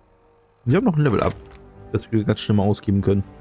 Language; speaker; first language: German; native; German